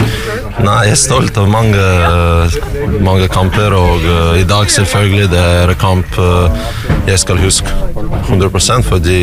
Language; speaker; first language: Norwegian; non-native, learner; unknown